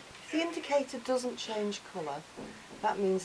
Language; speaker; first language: English; native; English